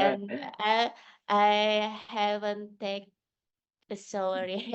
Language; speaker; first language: English; non-native, learner; Indonesian